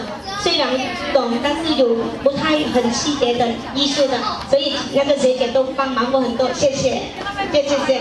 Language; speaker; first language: Chinese; non-native, fluent; Vietnamese